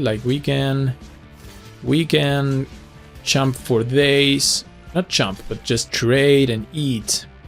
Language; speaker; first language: English; non-native, fluent; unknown